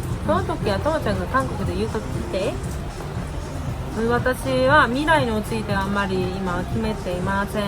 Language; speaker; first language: Japanese; non-native, fluent; Korean